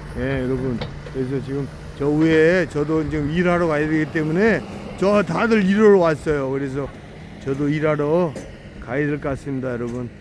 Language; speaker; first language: Korean; native; Korean